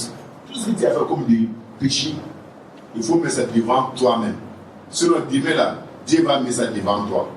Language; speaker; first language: French; non-native, local second language; Wolof